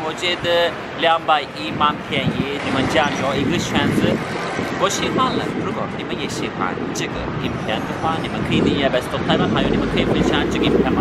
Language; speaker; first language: Chinese; non-native, learner; Turkish